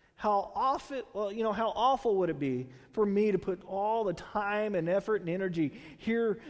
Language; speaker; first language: English; native; English